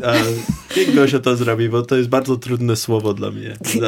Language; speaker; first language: Polish; non-native, learner; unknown